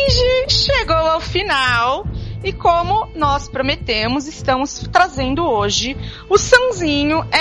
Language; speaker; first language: Portuguese; native; Portuguese